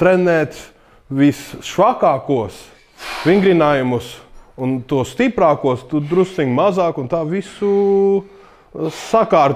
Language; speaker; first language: Latvian; early bilingual, heritage; English